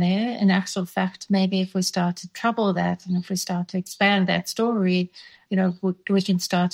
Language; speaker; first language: English; non-native, local second language; Dutch